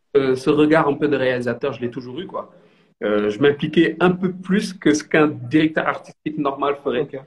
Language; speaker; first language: French; non-native, local second language; Wolof